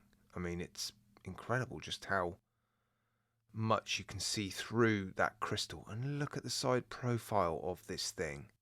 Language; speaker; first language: English; native; English